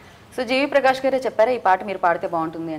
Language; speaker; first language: Telugu; native; Telugu